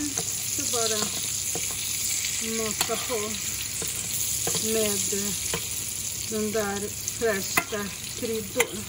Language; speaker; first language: Swedish; non-native, fluent; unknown